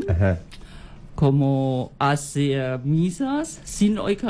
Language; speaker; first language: Spanish; non-native, learner; German